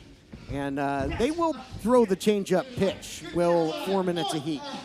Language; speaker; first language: English; native; English